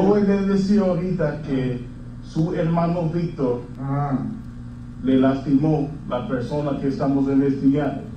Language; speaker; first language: Spanish; non-native, fluent; English